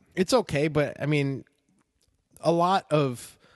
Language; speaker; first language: English; native; English